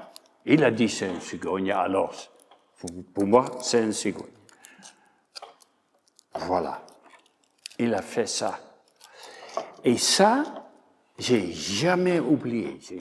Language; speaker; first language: French; non-native, fluent; Dutch